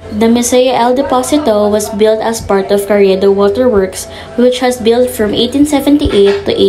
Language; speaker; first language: English; non-native, local second language; Filipino